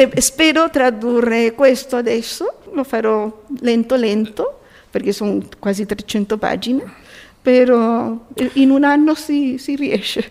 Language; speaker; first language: Italian; early bilingual, heritage; Italian